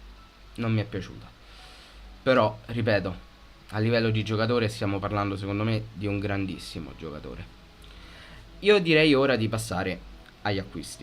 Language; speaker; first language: Italian; native; Italian